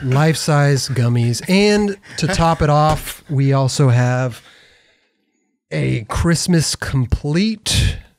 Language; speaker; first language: English; native; English